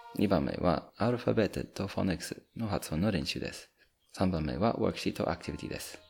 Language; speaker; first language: Japanese; non-native, fluent; English